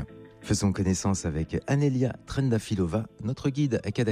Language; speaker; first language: French; native; French